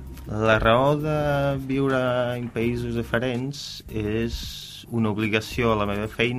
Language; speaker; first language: Catalan; non-native, fluent; Portuguese